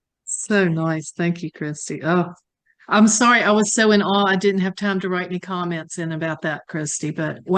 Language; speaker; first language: English; native; English